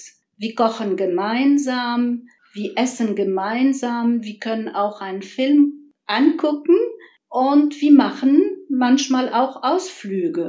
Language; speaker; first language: German; non-native, fluent; Arabic